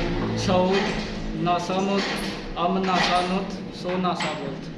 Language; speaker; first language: Korean; non-native, learner; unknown